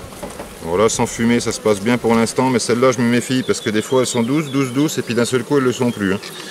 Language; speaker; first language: French; native; French